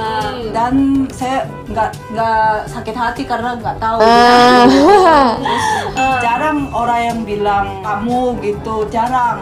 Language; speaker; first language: Indonesian; non-native, fluent; Korean